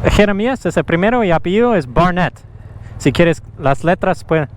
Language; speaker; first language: Spanish; non-native, learner; English